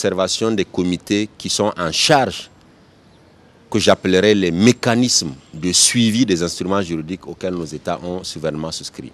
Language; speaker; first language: French; native; French